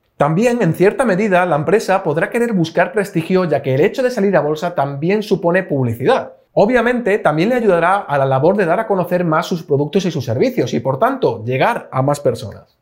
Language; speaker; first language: Spanish; native; Spanish